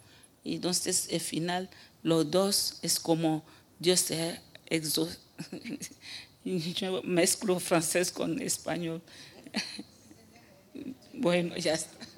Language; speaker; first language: Spanish; non-native, fluent; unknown